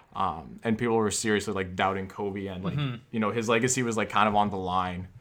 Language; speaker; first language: English; native; English